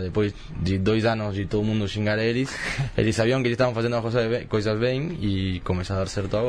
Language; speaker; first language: Portuguese; early bilingual, heritage; Spanish